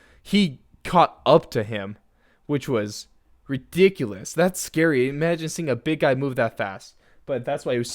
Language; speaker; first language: English; native; English